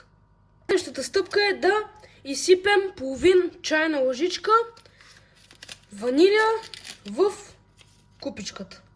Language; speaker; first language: Bulgarian; native; Bulgarian